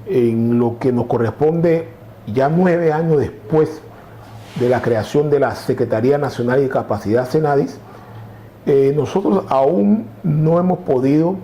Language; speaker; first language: Spanish; native; Spanish